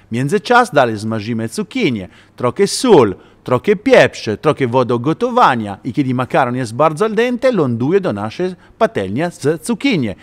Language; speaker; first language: Polish; non-native, learner; Italian